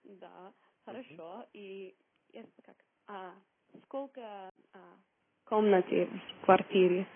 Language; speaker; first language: Russian; non-native, learner; English